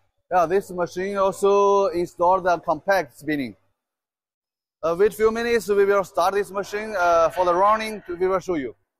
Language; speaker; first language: English; non-native, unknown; Chinese